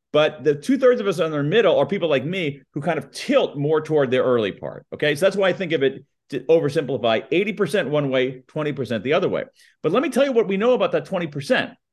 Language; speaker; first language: English; native; English